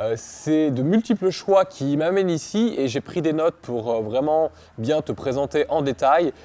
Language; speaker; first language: French; native; French